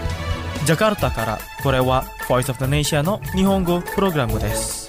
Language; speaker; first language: Japanese; non-native, fluent; Indonesian